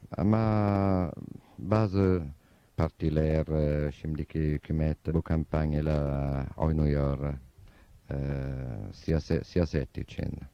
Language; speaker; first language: Turkish; non-native, fluent; Italian